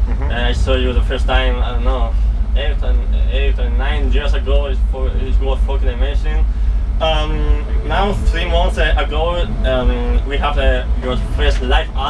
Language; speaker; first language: English; non-native, learner; Spanish